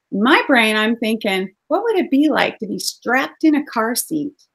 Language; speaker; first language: English; native; English